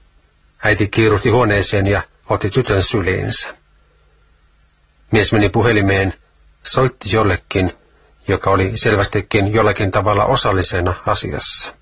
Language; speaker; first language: Finnish; native; Finnish